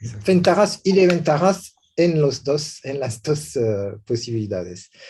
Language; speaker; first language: Spanish; non-native, learner; French